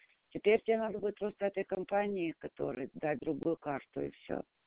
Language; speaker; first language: Russian; native; Russian